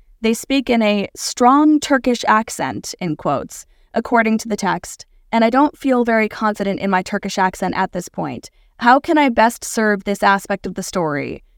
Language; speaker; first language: English; native; English